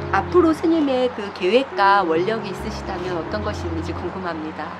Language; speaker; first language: Korean; native; Korean